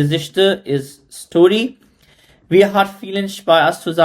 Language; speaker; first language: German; non-native, learner; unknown